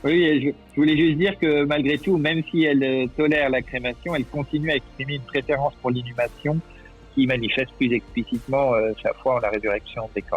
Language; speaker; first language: French; native; French